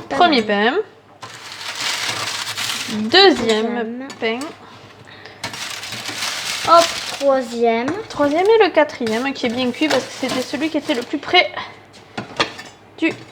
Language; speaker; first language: French; native; French